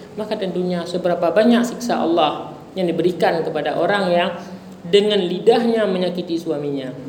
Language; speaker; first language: Indonesian; non-native, local second language; Achinese